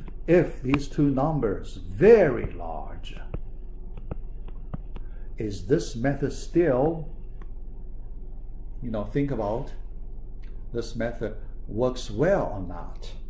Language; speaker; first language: English; non-native, fluent; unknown